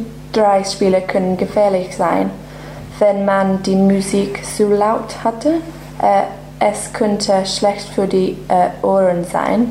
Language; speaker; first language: German; non-native, learner; English